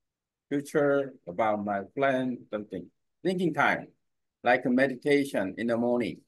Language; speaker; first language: English; non-native, learner; Korean